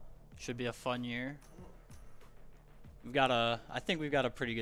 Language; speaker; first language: English; native; English